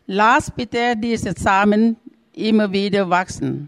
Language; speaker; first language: German; non-native, learner; Thai